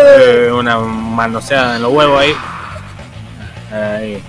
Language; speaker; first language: Spanish; native; Spanish